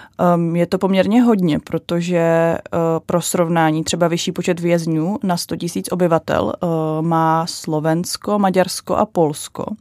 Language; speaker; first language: Czech; native; Czech